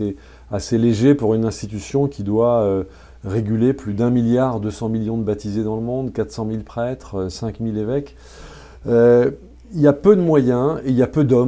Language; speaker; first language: French; native; French